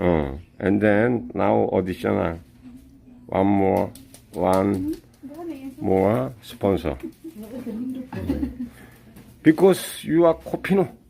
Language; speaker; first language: English; non-native, learner; Korean